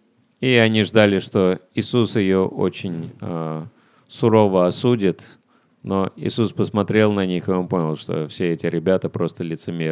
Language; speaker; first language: Russian; native; Russian